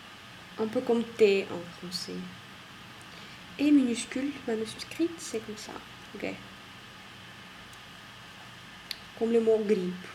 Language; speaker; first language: French; non-native, fluent; Russian